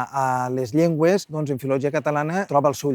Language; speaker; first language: Catalan; native; Catalan